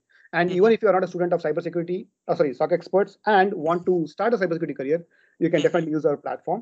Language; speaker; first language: English; non-native, local second language; Kannada